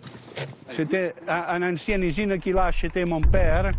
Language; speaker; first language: French; non-native, learner; Spanish